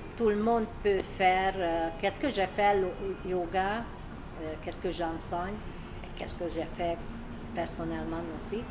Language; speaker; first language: French; non-native, learner; Hungarian